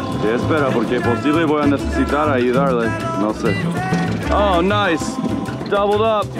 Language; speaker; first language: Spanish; non-native, learner; English